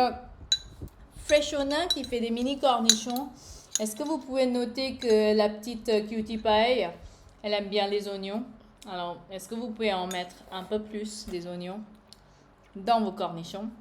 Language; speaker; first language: French; non-native, fluent; English